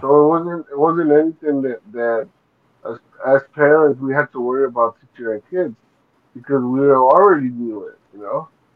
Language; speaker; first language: English; early bilingual, other home language; Spanish